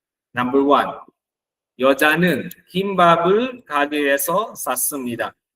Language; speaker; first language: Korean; non-native, fluent; Filipino